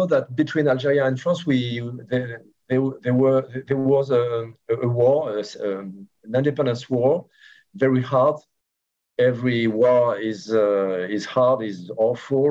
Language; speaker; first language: English; non-native, learner; French